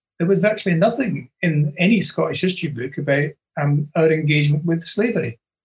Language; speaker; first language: English; native; English